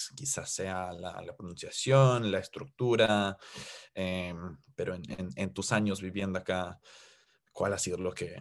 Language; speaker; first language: Spanish; non-native, fluent; English